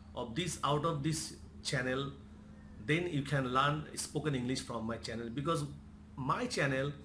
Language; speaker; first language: English; non-native, local second language; Bangla